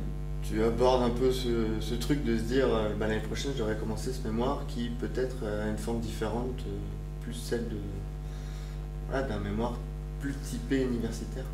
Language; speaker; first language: French; native; French